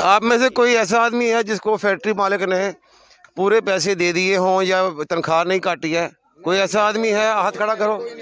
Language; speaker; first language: Hindi; native; Hindi